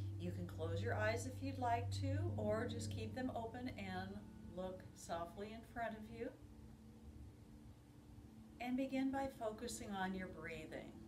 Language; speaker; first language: English; native; English